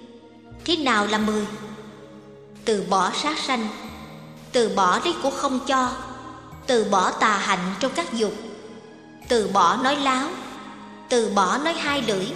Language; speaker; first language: Vietnamese; native; Vietnamese